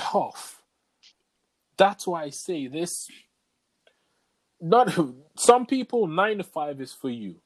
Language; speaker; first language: English; native; English